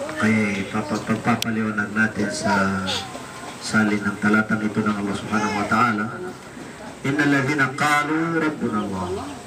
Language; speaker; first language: Filipino; non-native, local second language; Maguindanaon